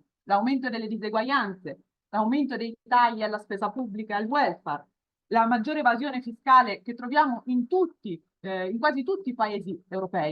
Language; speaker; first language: Italian; native; Italian